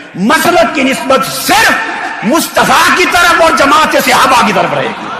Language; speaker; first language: Urdu; non-native, local second language; Punjabi